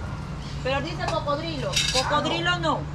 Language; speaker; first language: Spanish; native; Spanish